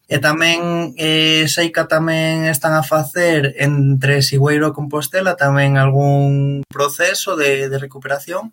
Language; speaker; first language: Galician; non-native, local second language; Spanish